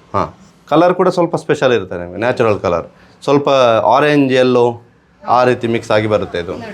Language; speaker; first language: Kannada; native; Kannada